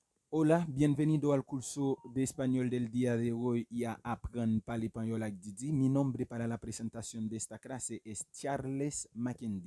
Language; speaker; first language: Spanish; non-native, fluent; Haitian Creole